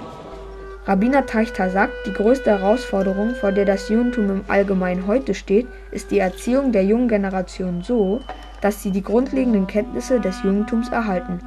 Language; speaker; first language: German; native; German